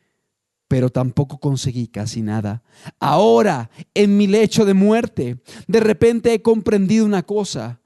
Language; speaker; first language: Spanish; native; Spanish